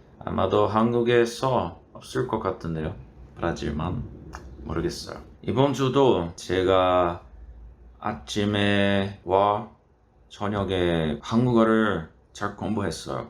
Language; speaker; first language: Korean; non-native, learner; Portuguese